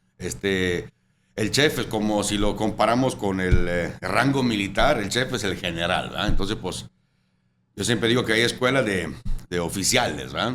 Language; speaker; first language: Spanish; non-native, fluent; Italian